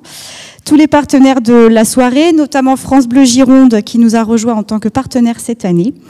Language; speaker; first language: French; native; French